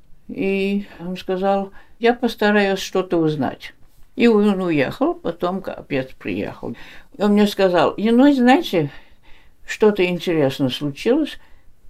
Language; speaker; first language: Russian; early bilingual, heritage; Russian